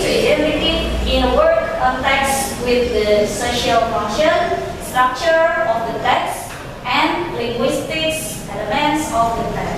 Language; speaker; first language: English; non-native, learner; Indonesian